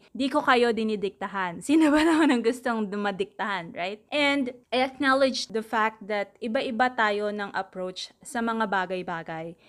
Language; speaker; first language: English; non-native, local second language; Filipino